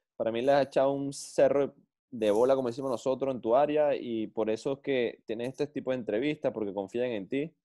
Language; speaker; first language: Spanish; native; Spanish